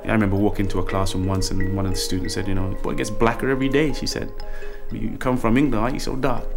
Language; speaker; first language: English; native; English